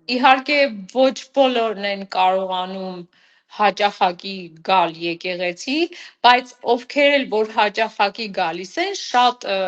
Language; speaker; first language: Armenian; native; Armenian